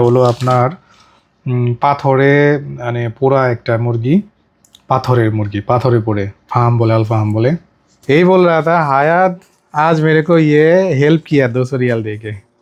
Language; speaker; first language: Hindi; non-native, learner; Bangla